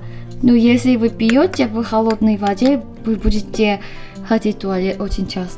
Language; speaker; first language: Russian; non-native, learner; Korean